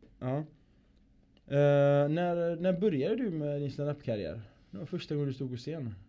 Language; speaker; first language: Swedish; early bilingual, other home language; Persian